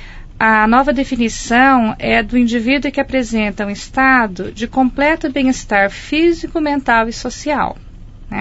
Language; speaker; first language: Portuguese; native; Portuguese